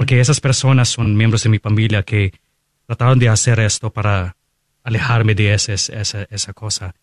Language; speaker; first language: Spanish; non-native, fluent; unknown